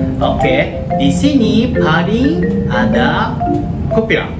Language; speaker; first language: Indonesian; non-native, learner; Japanese